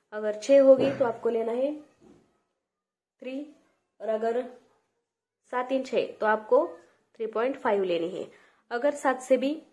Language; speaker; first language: Hindi; non-native, local second language; Marathi